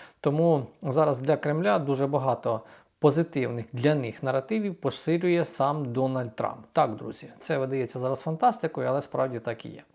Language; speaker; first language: Ukrainian; native; Ukrainian